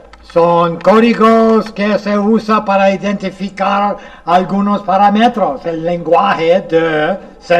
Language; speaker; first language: Spanish; non-native, fluent; English